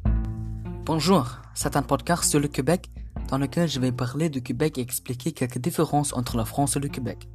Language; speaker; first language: French; non-native, learner; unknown